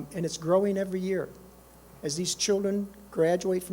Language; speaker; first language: English; native; English